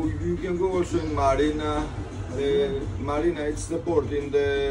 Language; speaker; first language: English; non-native, learner; Greek